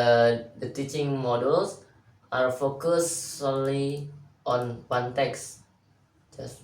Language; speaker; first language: English; non-native, learner; Indonesian